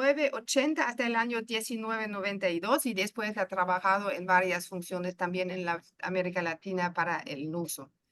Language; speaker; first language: Spanish; non-native, fluent; German